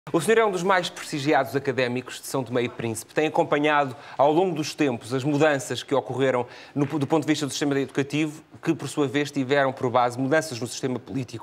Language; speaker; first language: Portuguese; native; Portuguese